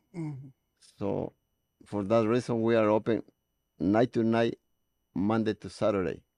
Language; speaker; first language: English; non-native, learner; Spanish